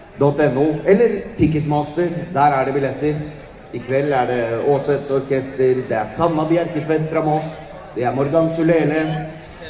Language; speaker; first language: Norwegian; native; Norwegian